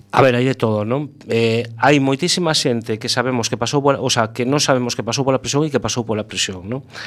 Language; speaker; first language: Galician; native; Galician